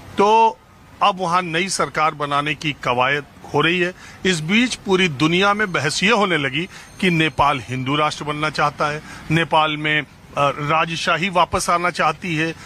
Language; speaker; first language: Hindi; native; Hindi